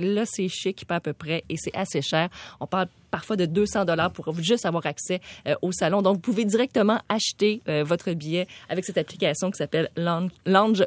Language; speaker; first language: French; native; French